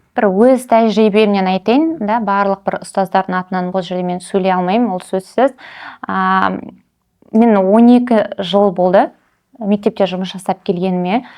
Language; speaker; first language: Kazakh; non-native, local second language; Russian